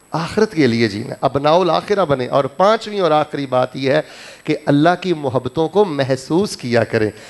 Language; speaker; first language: Urdu; non-native, local second language; Punjabi